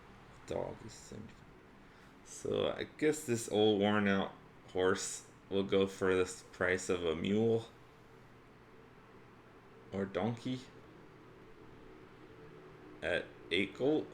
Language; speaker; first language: English; native; English